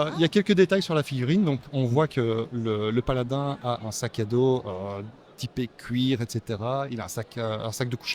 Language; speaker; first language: French; native; French